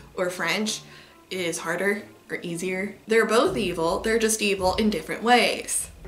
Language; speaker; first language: English; native; English